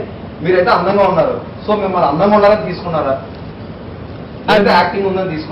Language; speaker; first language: Telugu; native; Telugu